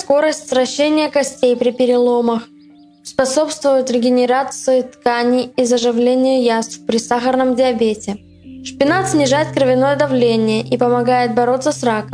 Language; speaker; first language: Russian; native; Russian